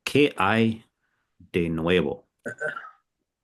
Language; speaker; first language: Spanish; non-native, fluent; English